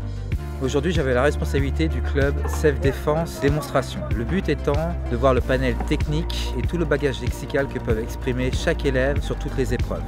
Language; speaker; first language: French; native; French